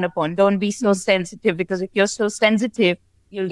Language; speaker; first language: English; non-native, local second language; Hindi